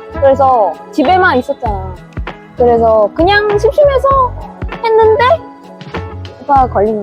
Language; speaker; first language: Korean; non-native, fluent; Vietnamese